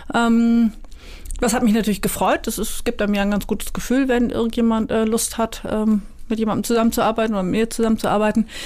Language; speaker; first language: German; native; German